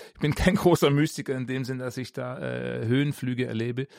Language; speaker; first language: German; native; German